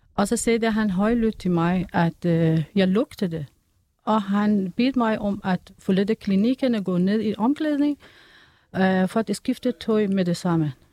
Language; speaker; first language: Danish; non-native, fluent; Persian